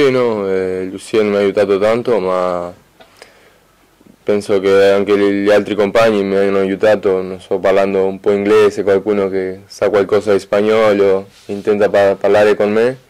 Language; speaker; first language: Italian; non-native, fluent; Spanish